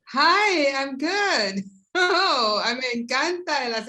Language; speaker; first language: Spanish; early bilingual, heritage; English